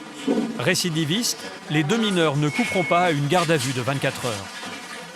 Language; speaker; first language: French; native; French